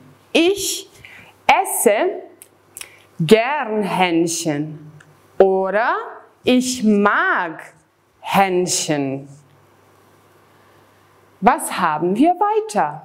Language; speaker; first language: German; non-native, fluent; Serbian